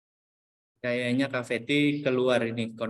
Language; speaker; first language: Indonesian; native; Indonesian